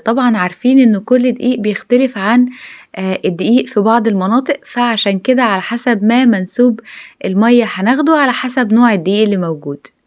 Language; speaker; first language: Arabic; native; Arabic